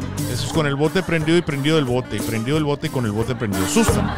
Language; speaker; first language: Spanish; early bilingual, heritage; Spanish